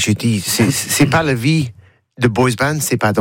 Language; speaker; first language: French; non-native, learner; English